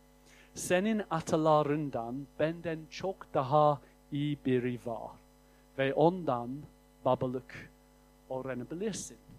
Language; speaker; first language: Turkish; non-native, fluent; English